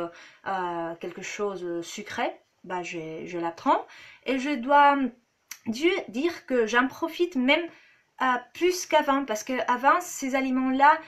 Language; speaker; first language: French; non-native, fluent; Spanish